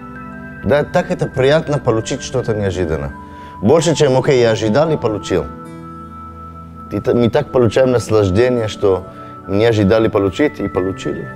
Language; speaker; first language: Russian; non-native, fluent; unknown